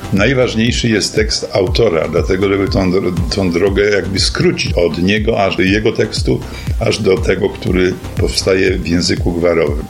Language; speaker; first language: Polish; native; Polish